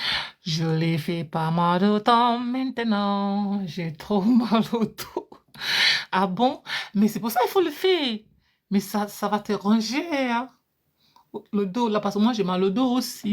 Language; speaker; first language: French; non-native, fluent; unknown